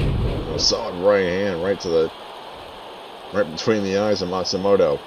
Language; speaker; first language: English; native; English